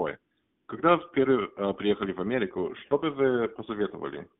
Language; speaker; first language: Russian; non-native, learner; English